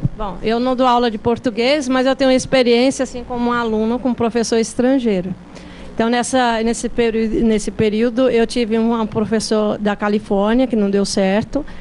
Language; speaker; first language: Portuguese; native; Portuguese